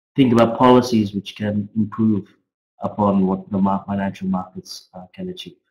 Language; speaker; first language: English; native; English